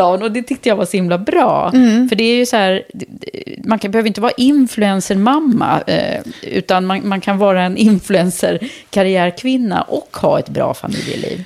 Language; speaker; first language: Swedish; native; Swedish